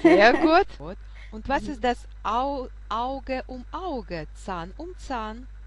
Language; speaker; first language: German; non-native, fluent; Russian